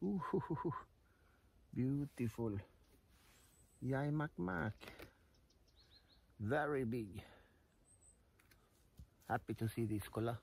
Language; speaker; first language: English; non-native, learner; Swedish